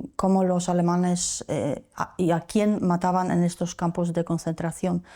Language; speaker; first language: Spanish; non-native, fluent; Polish